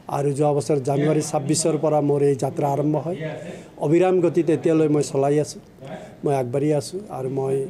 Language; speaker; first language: Assamese; non-native, local second language; Nepali